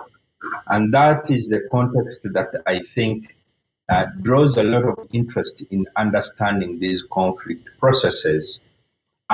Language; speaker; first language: English; non-native, local second language; Ganda